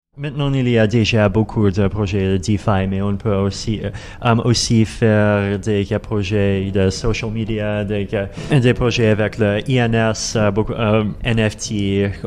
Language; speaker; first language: French; non-native, learner; Russian